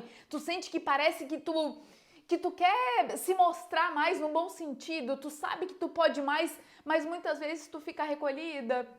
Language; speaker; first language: Portuguese; native; Portuguese